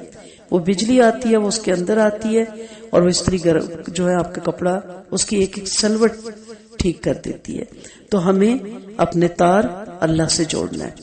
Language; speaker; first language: Urdu; native; Urdu